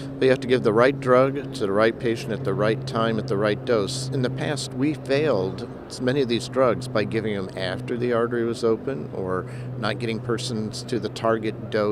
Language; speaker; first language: English; native; English